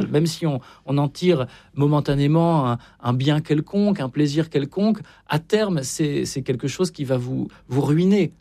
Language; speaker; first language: French; native; French